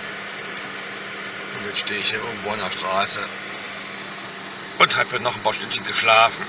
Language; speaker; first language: German; native; German